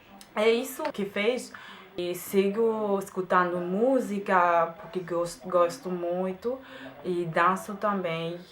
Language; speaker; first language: Portuguese; non-native, fluent; German